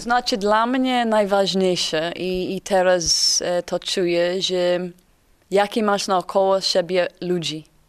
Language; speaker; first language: Polish; non-native, fluent; English